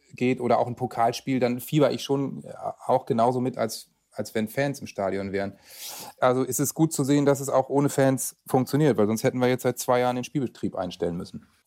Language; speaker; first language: German; native; German